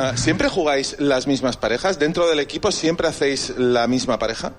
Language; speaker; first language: Spanish; native; Spanish